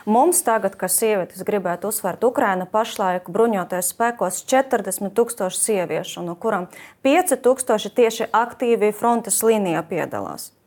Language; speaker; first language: Latvian; non-native, fluent; Ukrainian